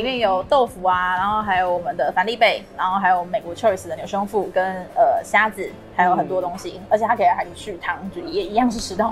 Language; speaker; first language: Chinese; native; Chinese